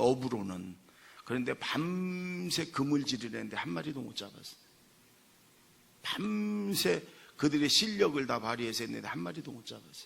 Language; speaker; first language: Korean; native; Korean